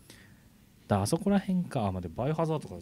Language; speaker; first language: Japanese; native; Japanese